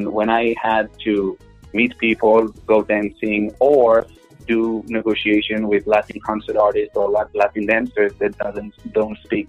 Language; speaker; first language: English; non-native, fluent; Hebrew